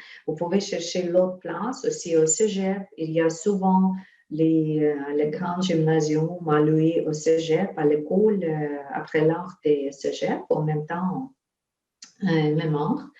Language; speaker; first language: French; non-native, fluent; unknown